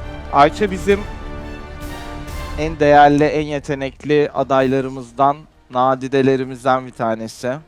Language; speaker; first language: Turkish; native; Turkish